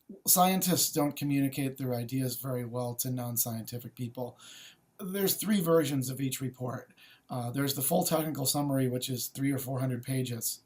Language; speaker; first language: English; native; English